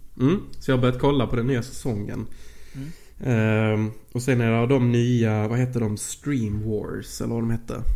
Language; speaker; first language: Swedish; native; Swedish